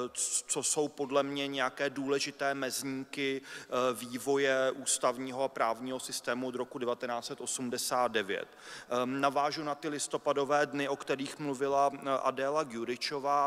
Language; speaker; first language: Czech; native; Czech